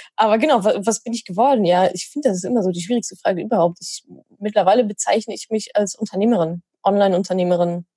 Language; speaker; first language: German; native; German